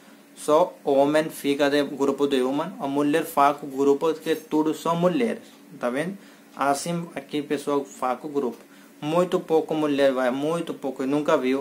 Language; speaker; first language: Portuguese; non-native, learner; Hindi